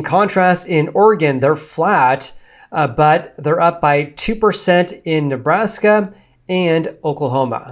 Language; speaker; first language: English; native; English